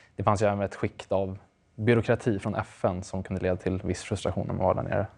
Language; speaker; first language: Swedish; native; Swedish